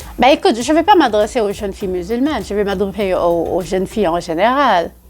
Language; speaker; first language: French; non-native, local second language; Wolof